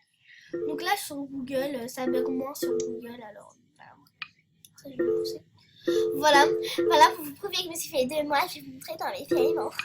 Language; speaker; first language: French; native; French